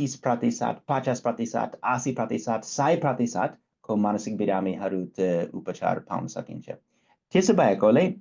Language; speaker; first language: Nepali; non-native, fluent; English